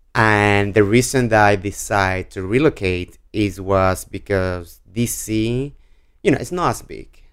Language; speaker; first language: English; non-native, learner; Spanish